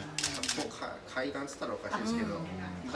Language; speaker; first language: Japanese; early bilingual, heritage; Japanese